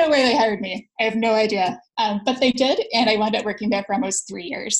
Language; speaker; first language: English; native; English